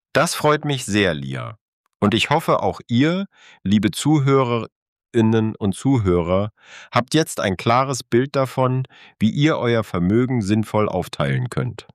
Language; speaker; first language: German; native; German